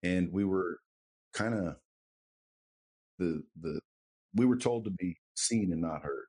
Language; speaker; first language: English; native; English